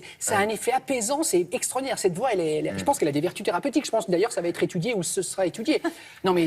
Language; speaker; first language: French; native; French